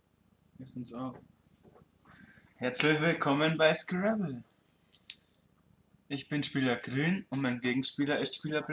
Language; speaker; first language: German; native; German